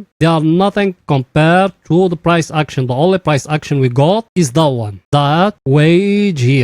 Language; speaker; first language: English; non-native, fluent; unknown